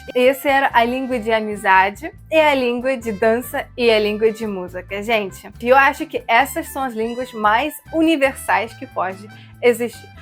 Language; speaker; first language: Portuguese; non-native, fluent; Russian